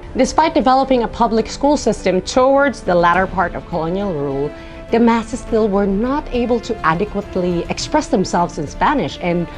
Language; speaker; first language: English; non-native, local second language; Filipino